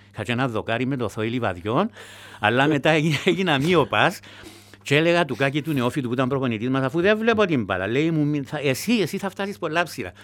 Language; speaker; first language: Greek; native; Greek